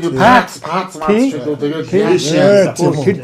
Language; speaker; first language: Mongolian; native; Mongolian